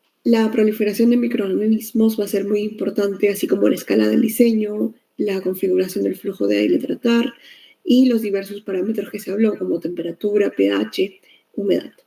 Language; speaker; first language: Spanish; native; Spanish